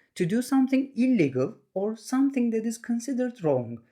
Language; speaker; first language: English; non-native, fluent; Turkish